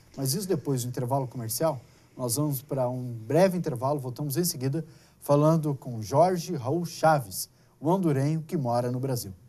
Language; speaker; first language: Portuguese; native; Portuguese